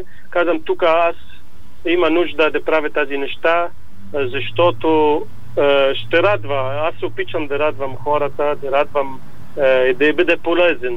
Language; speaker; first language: Bulgarian; non-native, learner; Arabic